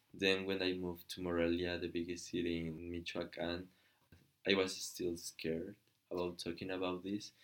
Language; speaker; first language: English; non-native, fluent; Spanish